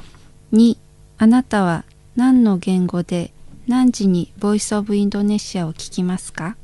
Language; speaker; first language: Japanese; non-native, fluent; Indonesian